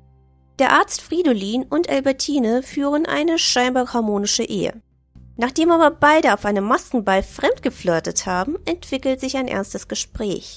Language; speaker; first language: German; native; German